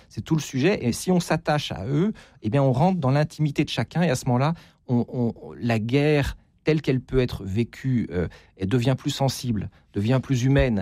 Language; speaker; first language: French; native; French